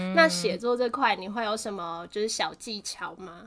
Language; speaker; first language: Chinese; native; Chinese